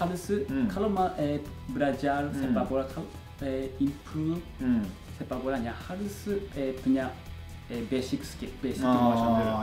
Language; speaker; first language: Indonesian; non-native, learner; Japanese